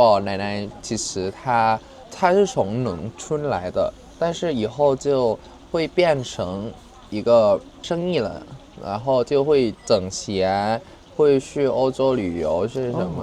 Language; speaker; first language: Chinese; non-native, fluent; Thai